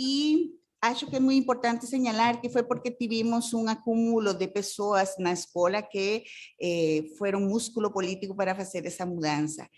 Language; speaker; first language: Portuguese; non-native, fluent; Spanish